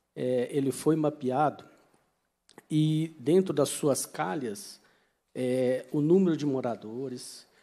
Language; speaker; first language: Portuguese; native; Portuguese